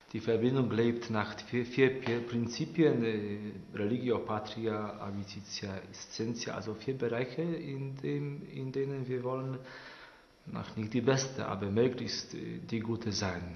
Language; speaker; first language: German; non-native, local second language; Polish